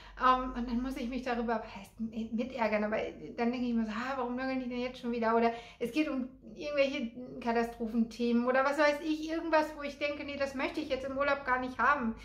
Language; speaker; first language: German; native; German